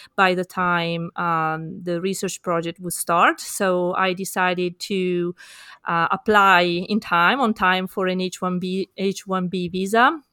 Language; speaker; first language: English; non-native, fluent; Italian